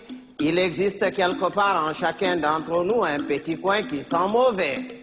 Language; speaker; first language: French; non-native, local second language; Fula